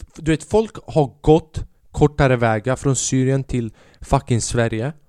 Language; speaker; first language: Swedish; early bilingual, other home language; Albanian